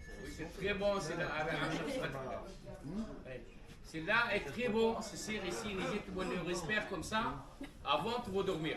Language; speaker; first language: French; non-native, learner; Arabic